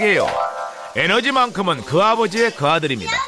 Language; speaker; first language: Korean; native; Korean